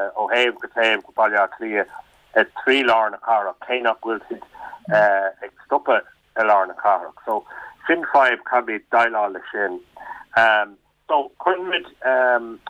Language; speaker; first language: Irish; non-native, local second language; English